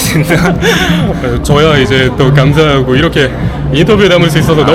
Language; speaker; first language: Korean; native; Korean